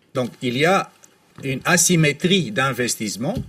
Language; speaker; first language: French; non-native, fluent; Romanian